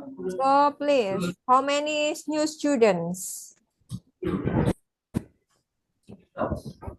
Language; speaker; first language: English; non-native, fluent; Indonesian